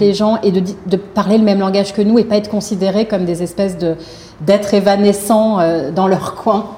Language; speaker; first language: French; native; French